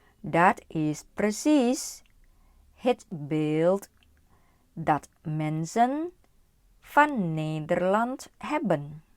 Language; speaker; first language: Dutch; non-native, learner; Thai